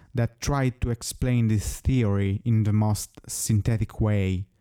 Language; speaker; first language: English; non-native, fluent; Italian